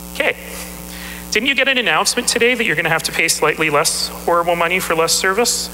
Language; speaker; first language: English; native; English